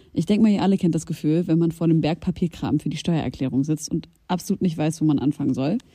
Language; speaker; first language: German; early bilingual, other home language; Arabic